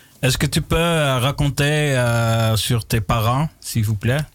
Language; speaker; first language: French; non-native, learner; Dutch